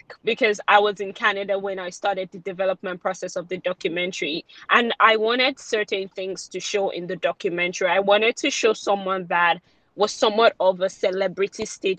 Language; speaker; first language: English; non-native, local second language; Yoruba